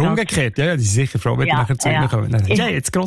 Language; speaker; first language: German; native; German